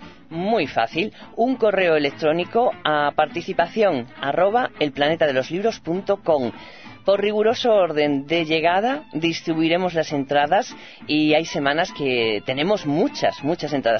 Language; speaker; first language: Spanish; native; Spanish